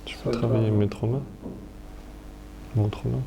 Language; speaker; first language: French; non-native, fluent; Russian